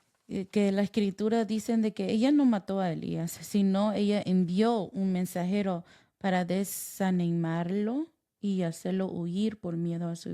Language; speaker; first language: Spanish; early bilingual, heritage; Spanish